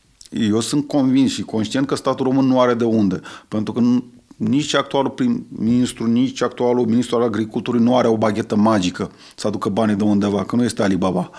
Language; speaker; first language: Romanian; native; Romanian